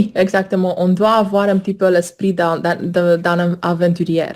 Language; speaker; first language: French; non-native, fluent; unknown